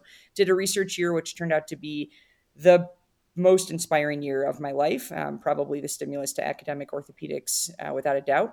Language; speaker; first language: English; native; English